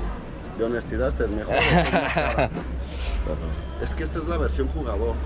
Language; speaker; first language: Spanish; native; Spanish